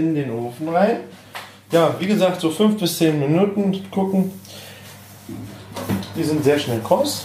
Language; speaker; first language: German; native; German